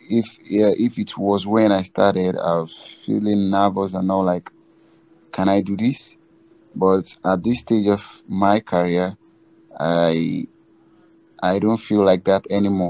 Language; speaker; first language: English; non-native, local second language; Yoruba